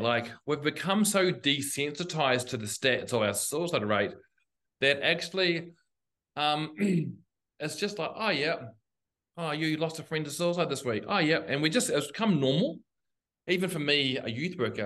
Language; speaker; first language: English; native; English